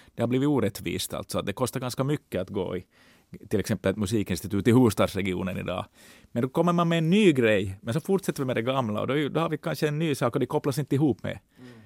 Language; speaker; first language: Swedish; native; Swedish